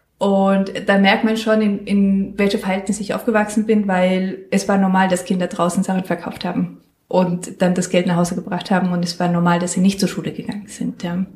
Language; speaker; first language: German; non-native, fluent; Spanish